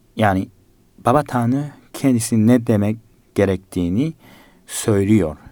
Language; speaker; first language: Turkish; non-native, fluent; Korean